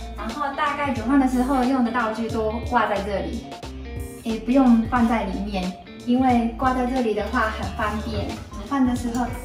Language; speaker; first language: Chinese; non-native, fluent; Japanese